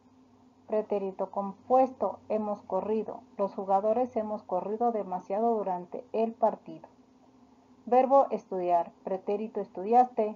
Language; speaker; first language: Spanish; native; Spanish